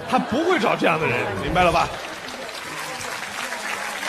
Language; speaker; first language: Chinese; native; Chinese